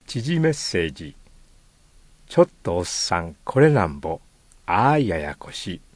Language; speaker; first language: Japanese; native; Japanese